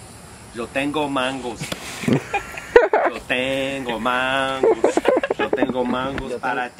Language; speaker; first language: Spanish; non-native, learner; English